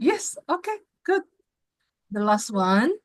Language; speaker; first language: English; non-native, fluent; Indonesian